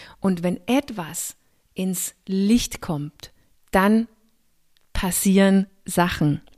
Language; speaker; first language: German; non-native, fluent; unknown